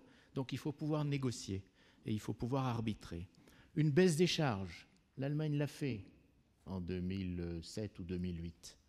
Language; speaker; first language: French; native; French